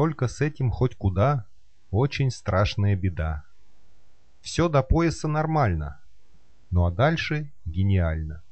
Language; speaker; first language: Russian; native; Russian